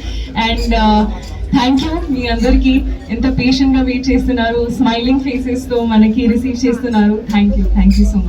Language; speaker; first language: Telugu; non-native, learner; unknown